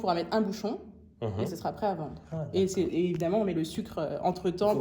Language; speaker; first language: French; native; French